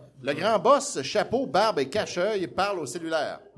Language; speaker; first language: French; native; French